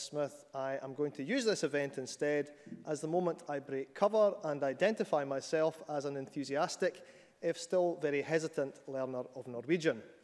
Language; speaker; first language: English; native; English